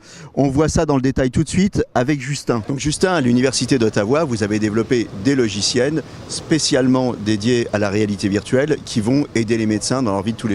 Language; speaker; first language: French; native; French